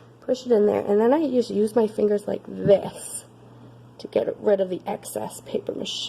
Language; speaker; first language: English; native; English